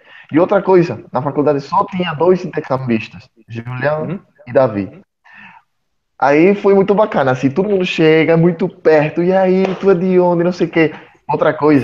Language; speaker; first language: Portuguese; non-native, fluent; Spanish